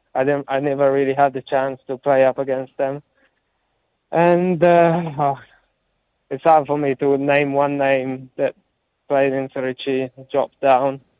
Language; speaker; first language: English; early bilingual, heritage; English